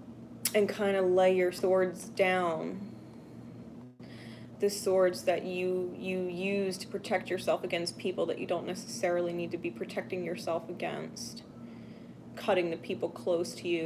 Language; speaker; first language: English; native; English